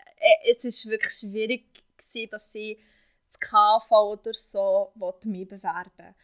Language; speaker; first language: German; non-native, fluent; Arabic